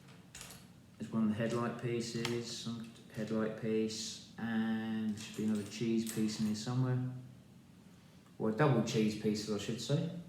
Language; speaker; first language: English; native; English